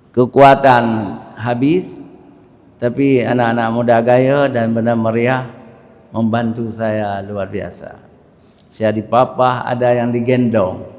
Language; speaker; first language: Malay; non-native, local second language; Achinese